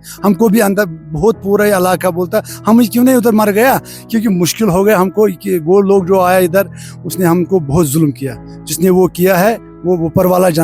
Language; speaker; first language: Hindi; non-native, local second language; Kashmiri